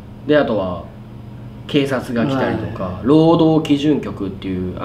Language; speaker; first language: Japanese; native; Japanese